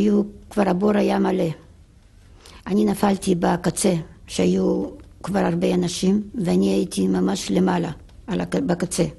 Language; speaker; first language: Hebrew; non-native, fluent; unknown